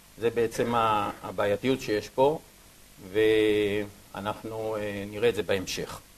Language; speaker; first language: Hebrew; native; Hebrew